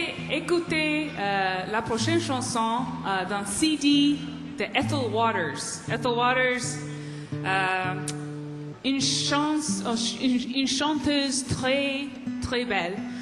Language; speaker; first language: French; non-native, learner; English